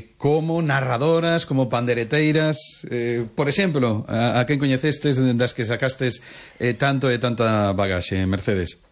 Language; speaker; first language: Galician; native; Galician